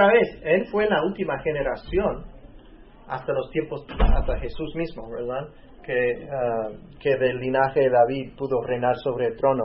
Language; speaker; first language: Spanish; native; Spanish